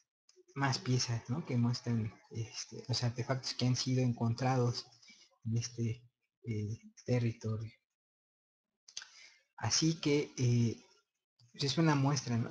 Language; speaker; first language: Spanish; native; Spanish